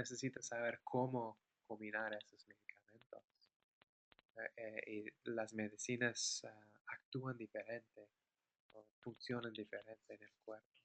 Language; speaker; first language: Spanish; non-native, fluent; English